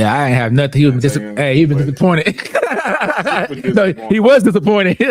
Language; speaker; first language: English; native; English